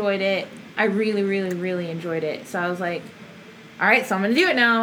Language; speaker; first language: English; early bilingual, other home language; Spanish